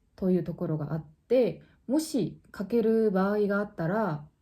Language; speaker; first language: Japanese; non-native, fluent; Korean